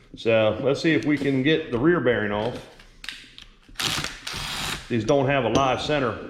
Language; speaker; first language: English; native; English